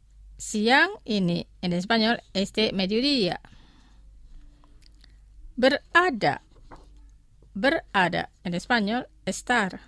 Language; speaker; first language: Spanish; non-native, fluent; Indonesian